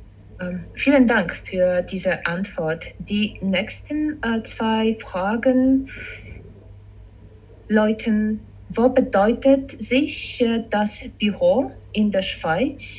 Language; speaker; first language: German; non-native, fluent; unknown